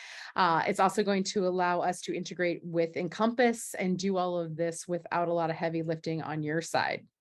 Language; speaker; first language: English; native; English